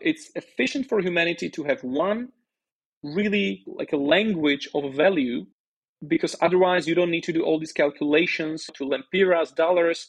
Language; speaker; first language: English; non-native, fluent; Slovak